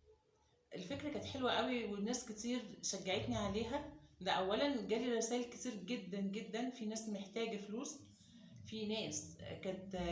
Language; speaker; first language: Arabic; native; Arabic